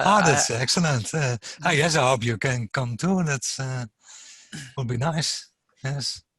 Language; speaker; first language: English; non-native, fluent; German